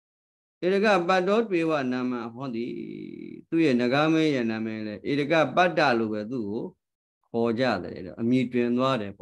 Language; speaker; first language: Burmese; native; Burmese